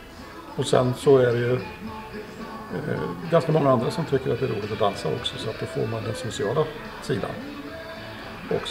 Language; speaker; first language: Swedish; native; Swedish